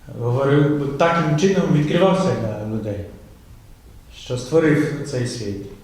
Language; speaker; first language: Ukrainian; non-native, fluent; Polish